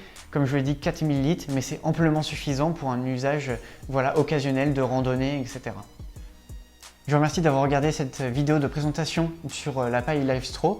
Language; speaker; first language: French; native; French